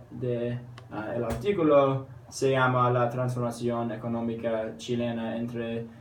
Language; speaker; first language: Spanish; non-native, learner; English